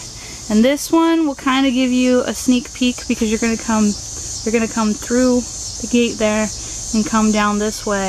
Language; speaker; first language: English; native; English